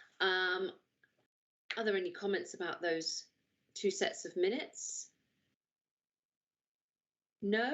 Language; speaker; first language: English; native; English